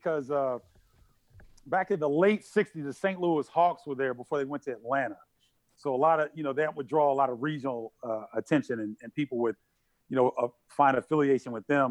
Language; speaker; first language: English; native; English